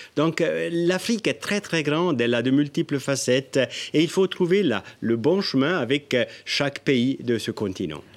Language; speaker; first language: French; non-native, local second language; Italian